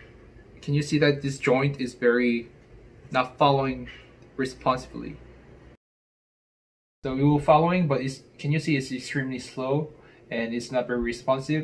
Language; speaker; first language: English; non-native, fluent; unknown